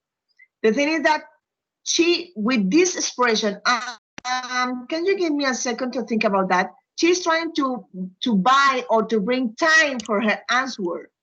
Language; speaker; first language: English; non-native, fluent; Spanish